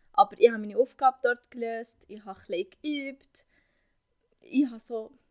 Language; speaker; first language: German; non-native, fluent; Arabic